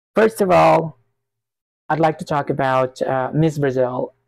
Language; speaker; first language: English; non-native, local second language; Hiligaynon